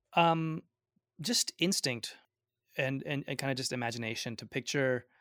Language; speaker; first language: English; early bilingual, other home language; Gujarati